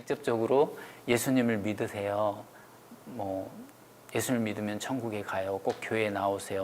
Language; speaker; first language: Korean; native; Korean